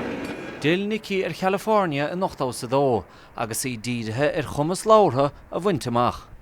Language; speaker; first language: Irish; native; Irish